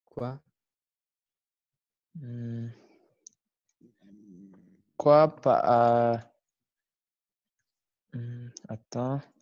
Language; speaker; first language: French; non-native, learner; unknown